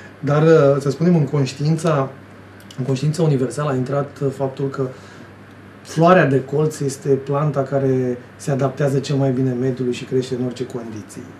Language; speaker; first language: Romanian; native; Romanian